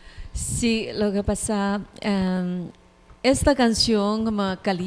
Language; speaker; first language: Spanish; non-native, learner; Chinese